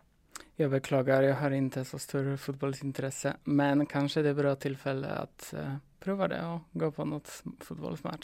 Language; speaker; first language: Swedish; non-native, fluent; Polish